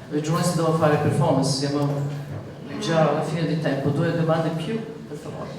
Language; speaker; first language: Italian; non-native, learner; Serbian